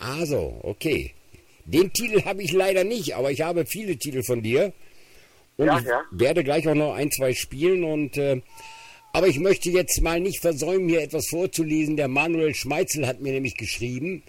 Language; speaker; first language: German; native; German